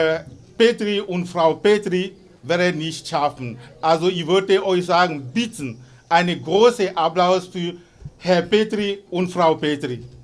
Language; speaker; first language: German; non-native, fluent; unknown